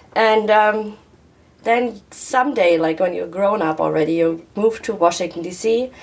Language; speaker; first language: English; non-native, fluent; German